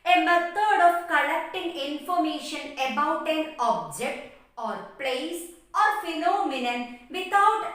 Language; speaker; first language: English; non-native, local second language; Malayalam